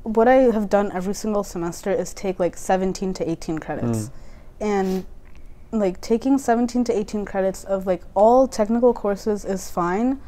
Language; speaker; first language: English; native; English